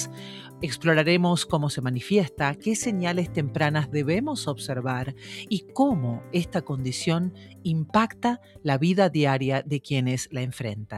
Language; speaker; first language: Spanish; native; Spanish